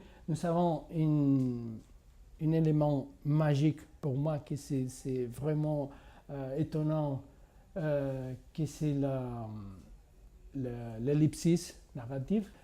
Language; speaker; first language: French; non-native, fluent; Spanish